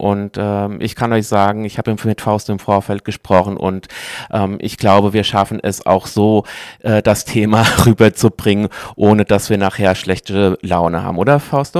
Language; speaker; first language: German; native; German